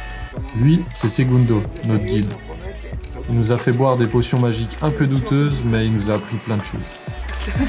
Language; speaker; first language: French; native; French